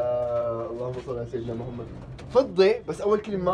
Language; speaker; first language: Arabic; native; Arabic